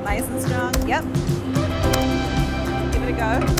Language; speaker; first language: English; native; English